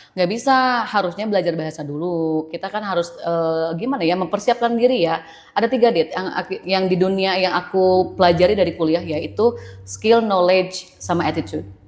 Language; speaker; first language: Indonesian; native; Indonesian